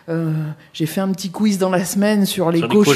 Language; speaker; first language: French; native; French